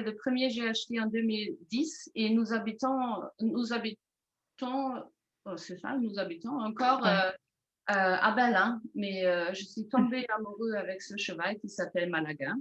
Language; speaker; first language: French; non-native, fluent; German